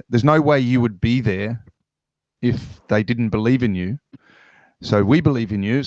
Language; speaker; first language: English; native; English